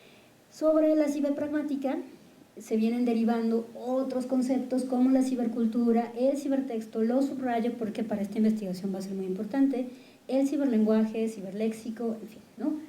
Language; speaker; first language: Spanish; native; Spanish